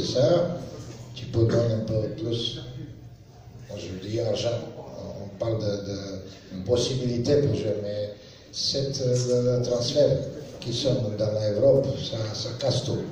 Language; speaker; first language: French; non-native, learner; Serbian